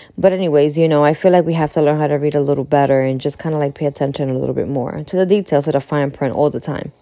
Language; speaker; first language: English; early bilingual, other home language; Spanish